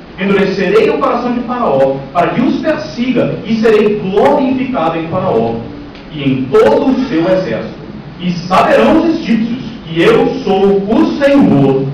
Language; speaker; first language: Portuguese; native; Portuguese